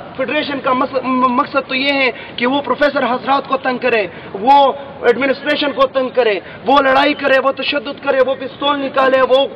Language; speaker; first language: Urdu; non-native, local second language; Pashto